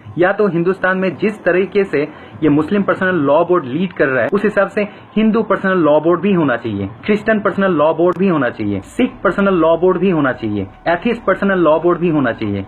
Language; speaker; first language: Hindi; non-native, fluent; Bangla